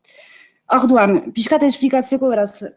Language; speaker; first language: Basque; native; Basque